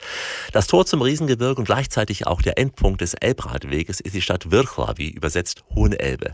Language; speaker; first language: German; native; German